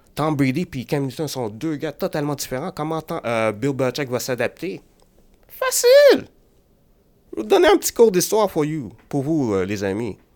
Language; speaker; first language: French; native; French